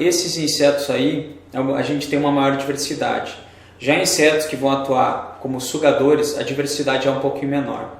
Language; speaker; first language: Portuguese; native; Portuguese